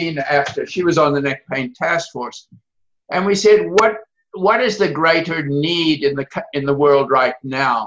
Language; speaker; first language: English; native; English